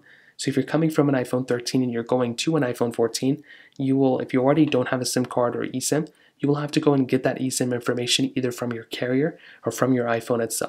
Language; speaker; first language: English; native; English